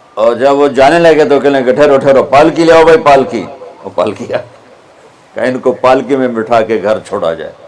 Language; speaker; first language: Urdu; non-native, local second language; Punjabi